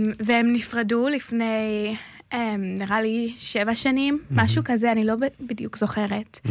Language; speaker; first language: Hebrew; early bilingual, other home language; English